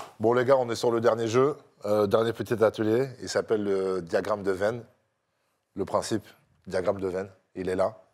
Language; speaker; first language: French; native; French